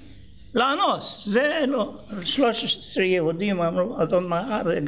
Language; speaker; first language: Hebrew; non-native, fluent; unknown